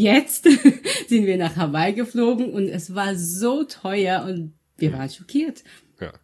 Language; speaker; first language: German; early bilingual, other home language; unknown